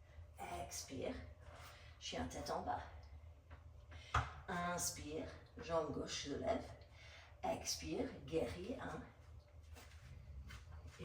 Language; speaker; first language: French; non-native, fluent; English